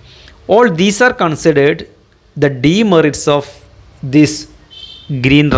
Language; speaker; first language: English; non-native, local second language; Malayalam